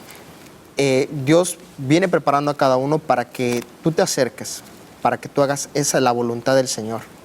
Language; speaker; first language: Spanish; native; Spanish